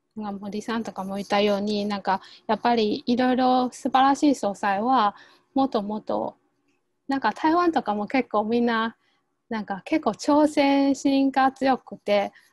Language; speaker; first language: Japanese; non-native, fluent; Chinese